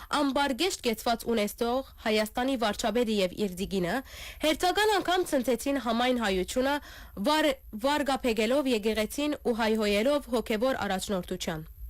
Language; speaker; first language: Armenian; early bilingual, heritage; Armenian